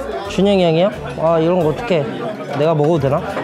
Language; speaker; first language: Korean; native; Korean